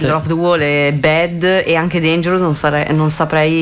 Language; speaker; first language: Italian; native; Italian